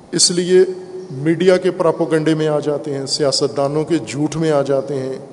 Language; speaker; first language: Urdu; non-native, local second language; Punjabi